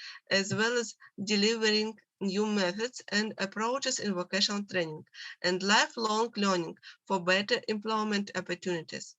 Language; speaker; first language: English; non-native, learner; Russian